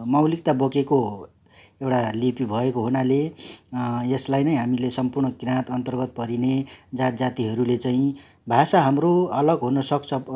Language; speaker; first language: Nepali; non-native, local second language; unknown